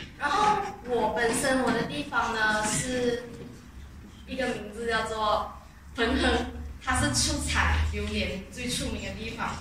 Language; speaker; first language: Chinese; native; Chinese